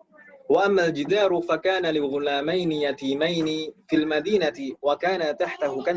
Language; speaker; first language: Arabic; non-native, fluent; Indonesian